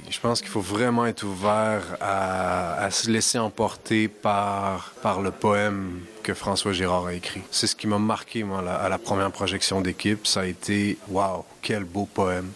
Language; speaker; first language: French; native; French